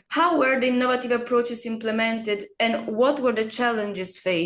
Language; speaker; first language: English; non-native, fluent; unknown